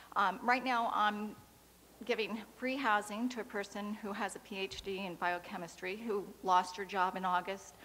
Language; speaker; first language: English; native; English